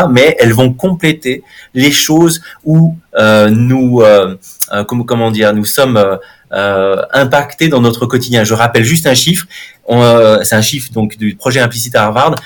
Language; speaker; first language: French; native; French